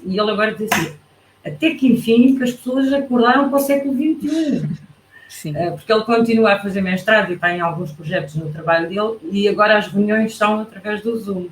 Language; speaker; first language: Portuguese; native; Portuguese